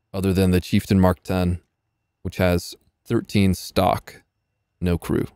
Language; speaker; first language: English; native; English